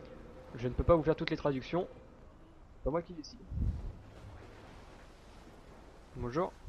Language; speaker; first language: French; native; French